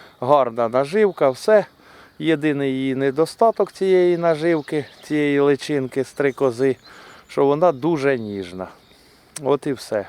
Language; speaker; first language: Ukrainian; native; Ukrainian